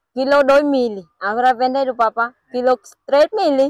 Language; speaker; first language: Portuguese; non-native, learner; Vietnamese